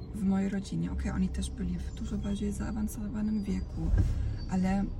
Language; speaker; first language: Polish; non-native, fluent; Croatian